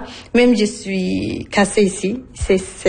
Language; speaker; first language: French; non-native, learner; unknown